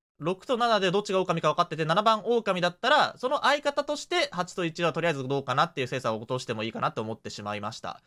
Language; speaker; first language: Japanese; native; Japanese